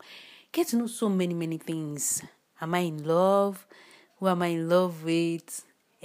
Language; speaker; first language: English; non-native, local second language; Yoruba